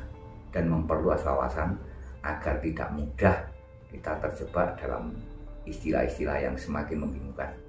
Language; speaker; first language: Indonesian; non-native, local second language; Javanese